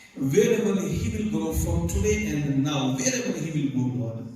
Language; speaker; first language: English; non-native, local second language; Hindi